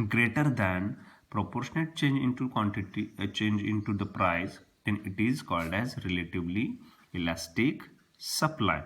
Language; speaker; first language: English; non-native, local second language; Marathi